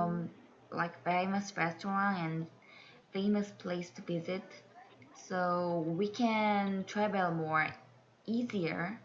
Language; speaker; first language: English; non-native, learner; Korean